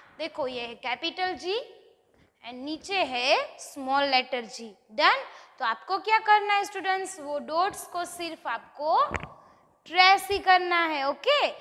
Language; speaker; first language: Hindi; non-native, local second language; Gujarati